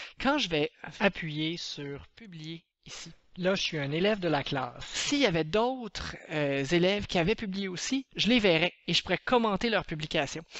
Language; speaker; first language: French; native; French